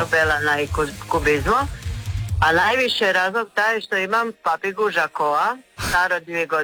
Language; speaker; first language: Serbian; native; Serbian